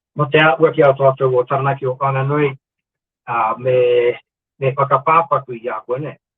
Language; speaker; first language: Māori; non-native, local second language; English